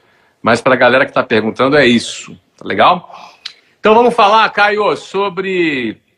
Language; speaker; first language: Portuguese; native; Portuguese